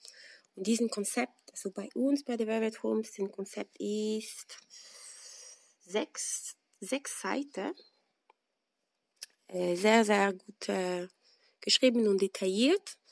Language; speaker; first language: German; non-native, fluent; French